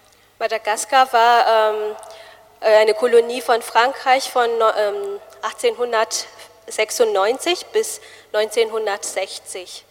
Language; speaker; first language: German; non-native, fluent; Malagasy